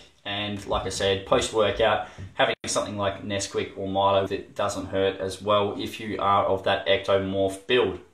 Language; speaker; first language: English; native; English